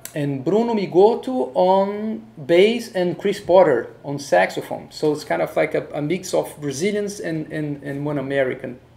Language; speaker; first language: English; non-native, fluent; Portuguese